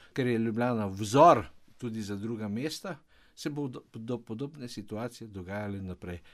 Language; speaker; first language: Slovenian; native; Slovenian